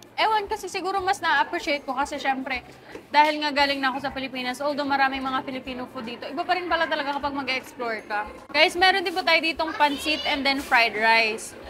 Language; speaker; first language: Filipino; native; Filipino